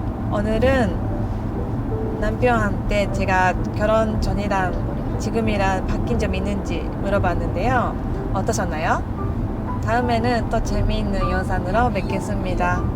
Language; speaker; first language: Korean; non-native, fluent; Japanese